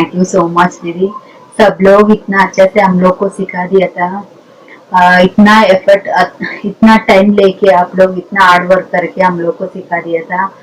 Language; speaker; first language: Hindi; non-native, local second language; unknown